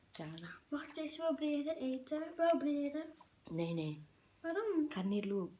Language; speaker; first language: Dutch; non-native, learner; Thai